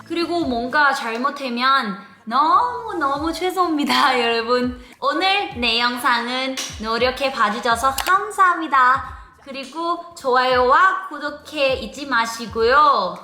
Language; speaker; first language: Korean; non-native, learner; Thai